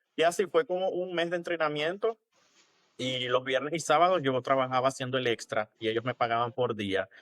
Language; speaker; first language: Spanish; native; Spanish